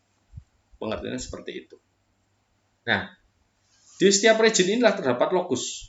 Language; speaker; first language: Indonesian; native; Indonesian